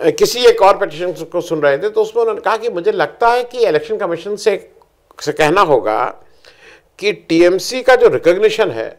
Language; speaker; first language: Hindi; native; Hindi